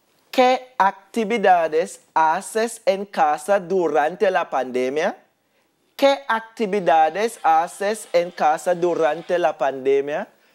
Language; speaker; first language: Spanish; non-native, fluent; English